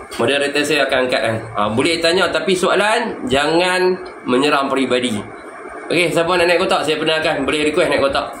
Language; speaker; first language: Malay; native; Malay